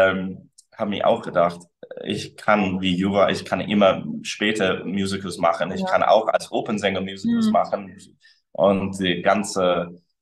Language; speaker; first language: German; early bilingual, other home language; English